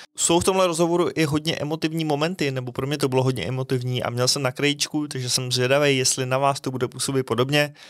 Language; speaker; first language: Czech; native; Czech